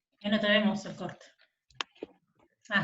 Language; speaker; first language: Spanish; native; Spanish